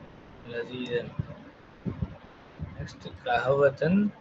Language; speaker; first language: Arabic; non-native, fluent; Tamil